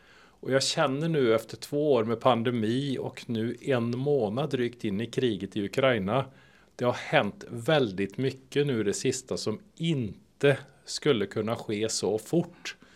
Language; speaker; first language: Swedish; native; Swedish